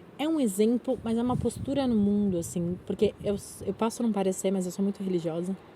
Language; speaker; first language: Portuguese; native; Portuguese